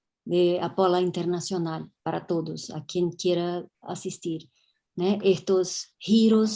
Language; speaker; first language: Spanish; non-native, fluent; Portuguese